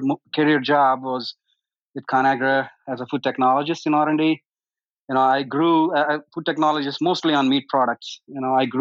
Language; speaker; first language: English; non-native, local second language; Telugu